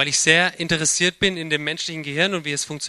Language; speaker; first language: German; native; German